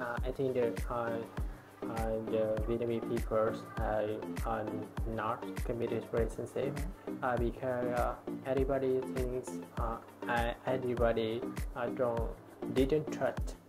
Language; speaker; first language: English; non-native, learner; Vietnamese